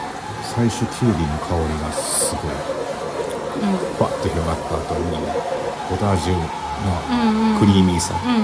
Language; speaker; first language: Japanese; native; Japanese